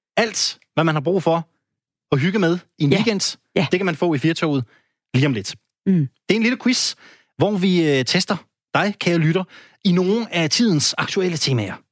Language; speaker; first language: Danish; native; Danish